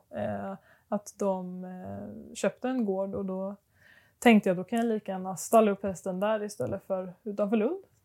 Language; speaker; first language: Swedish; native; Swedish